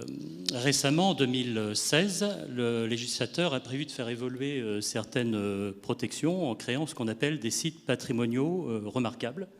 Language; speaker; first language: French; native; French